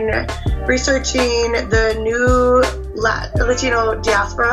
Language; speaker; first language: English; native; English